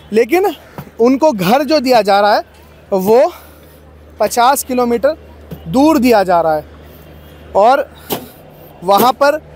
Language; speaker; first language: Hindi; native; Hindi